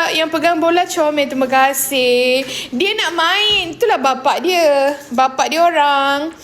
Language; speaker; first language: Malay; non-native, local second language; Tamil